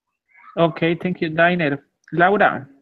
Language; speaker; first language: English; non-native, fluent; Spanish